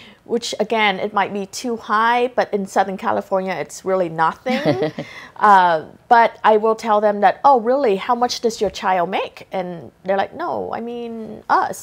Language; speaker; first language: English; early bilingual, other home language; Vietnamese